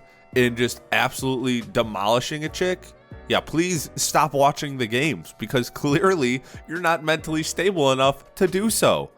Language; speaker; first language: English; native; English